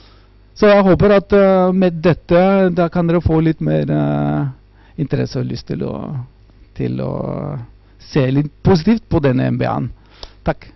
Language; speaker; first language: Norwegian; non-native, fluent; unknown